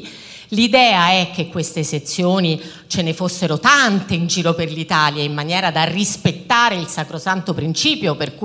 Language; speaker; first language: Italian; native; Italian